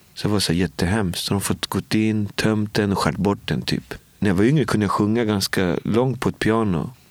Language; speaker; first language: Swedish; native; Swedish